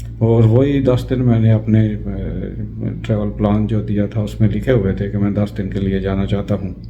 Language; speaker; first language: Urdu; non-native, local second language; Punjabi